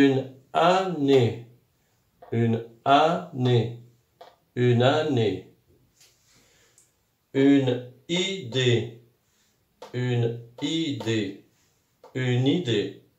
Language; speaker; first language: French; non-native, local second language; Arabic